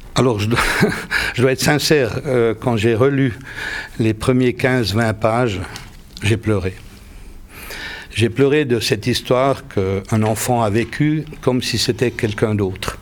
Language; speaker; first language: French; native; French